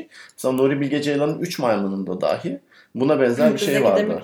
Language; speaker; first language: Turkish; native; Turkish